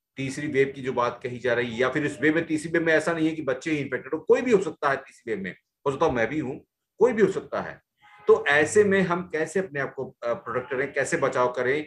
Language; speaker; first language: Hindi; native; Hindi